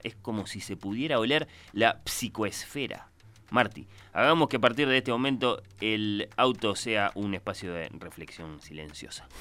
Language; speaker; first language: Spanish; native; Spanish